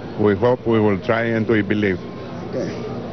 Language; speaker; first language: English; non-native, fluent; Greek